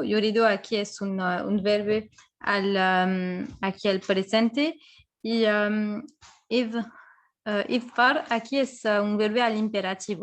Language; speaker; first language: Spanish; non-native, fluent; Arabic